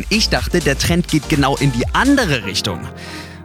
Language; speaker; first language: German; native; German